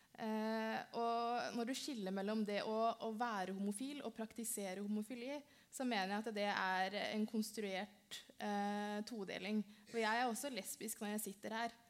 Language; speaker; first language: Norwegian; early bilingual, other home language; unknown